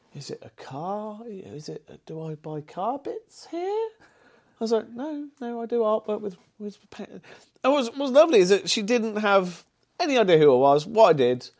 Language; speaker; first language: English; native; English